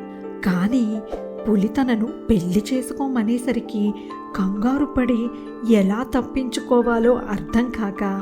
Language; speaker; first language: Telugu; native; Telugu